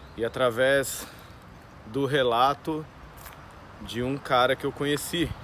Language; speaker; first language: Portuguese; native; Portuguese